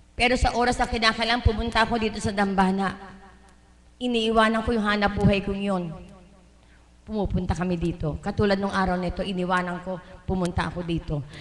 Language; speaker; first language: Filipino; native; Filipino